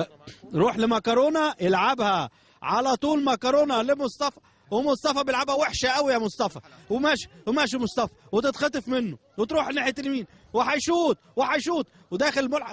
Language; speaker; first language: Arabic; native; Arabic